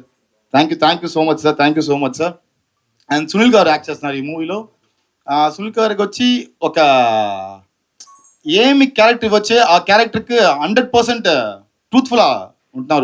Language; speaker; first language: Telugu; non-native, fluent; Tamil